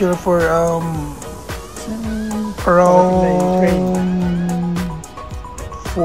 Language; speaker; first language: English; non-native, local second language; Filipino